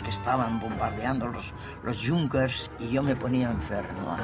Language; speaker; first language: Spanish; native; Spanish